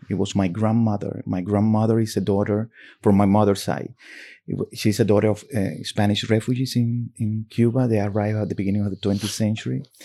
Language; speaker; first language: English; non-native, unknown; Spanish